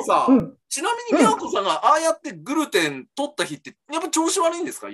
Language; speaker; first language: Japanese; native; Japanese